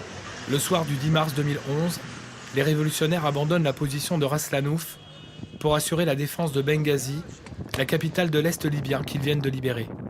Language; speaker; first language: French; native; French